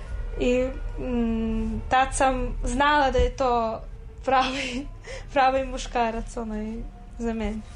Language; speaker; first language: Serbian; non-native, fluent; Russian